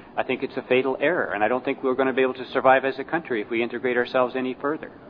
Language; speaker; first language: English; native; English